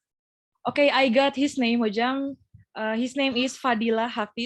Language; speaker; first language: English; non-native, fluent; Indonesian